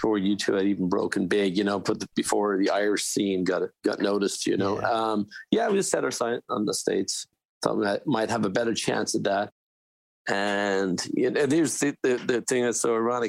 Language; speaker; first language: English; native; English